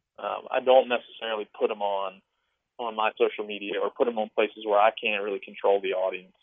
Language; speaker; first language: English; native; English